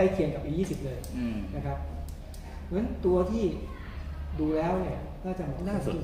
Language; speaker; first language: Thai; native; Thai